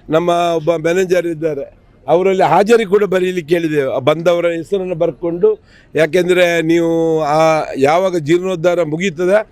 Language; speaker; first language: Kannada; native; Kannada